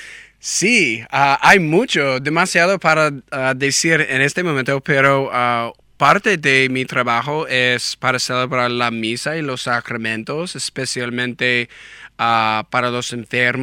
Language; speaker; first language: Spanish; non-native, learner; English